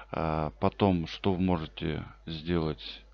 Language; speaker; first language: Russian; native; Russian